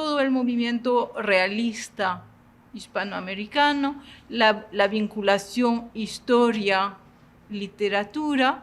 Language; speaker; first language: Spanish; non-native, fluent; French